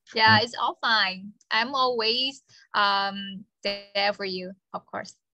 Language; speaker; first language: English; non-native, fluent; Thai